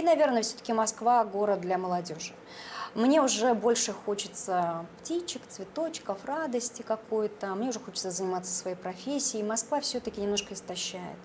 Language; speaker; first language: Russian; native; Russian